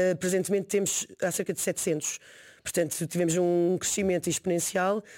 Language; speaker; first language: Portuguese; early bilingual, heritage; Portuguese